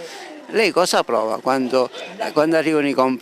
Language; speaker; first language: Italian; native; Italian